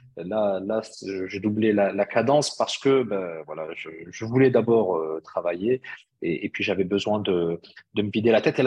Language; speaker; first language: French; early bilingual, other home language; Arabic